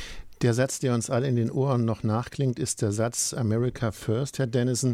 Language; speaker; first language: German; native; German